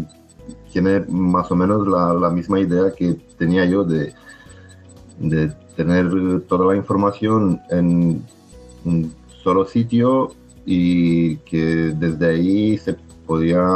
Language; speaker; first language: Spanish; non-native, fluent; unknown